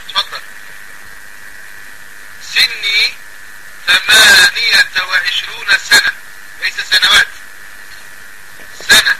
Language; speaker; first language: Arabic; non-native, fluent; French